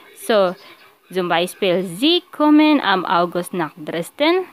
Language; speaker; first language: German; non-native, learner; Filipino